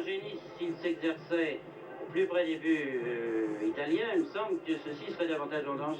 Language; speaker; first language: French; native; French